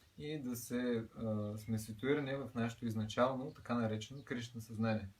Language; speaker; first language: Bulgarian; native; Bulgarian